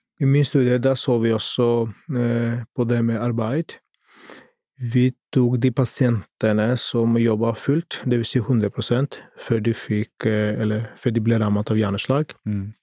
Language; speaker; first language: Norwegian; non-native, fluent; Greek